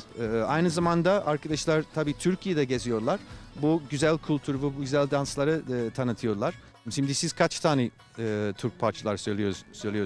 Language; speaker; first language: Turkish; non-native, fluent; English